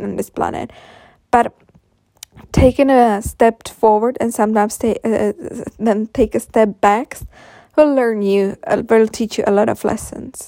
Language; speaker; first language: English; non-native, fluent; Czech